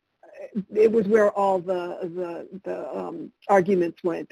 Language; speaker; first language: English; early bilingual, other home language; Italian